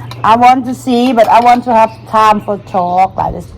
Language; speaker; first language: English; non-native, fluent; Thai